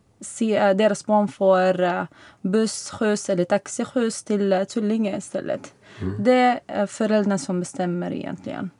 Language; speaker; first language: Swedish; non-native, fluent; Arabic